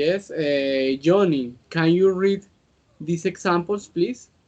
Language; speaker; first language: English; non-native, learner; Spanish